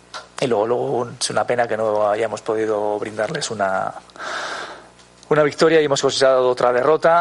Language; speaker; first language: Spanish; native; Spanish